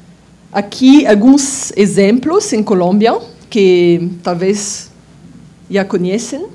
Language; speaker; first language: Spanish; non-native, fluent; French